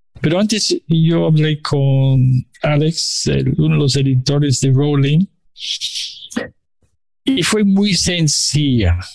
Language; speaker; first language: Spanish; non-native, learner; English